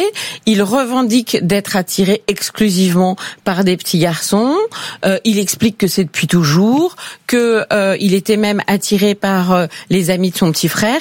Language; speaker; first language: French; native; French